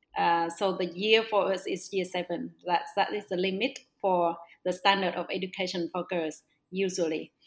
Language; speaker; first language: English; non-native, fluent; Vietnamese